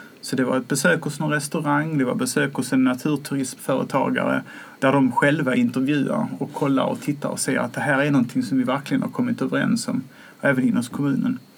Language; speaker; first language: Swedish; native; Swedish